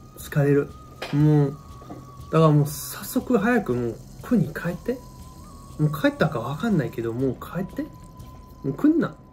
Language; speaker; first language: Japanese; non-native, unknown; French